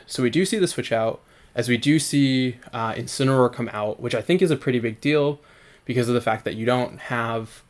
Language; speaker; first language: English; native; English